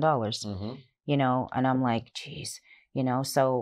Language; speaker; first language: English; native; English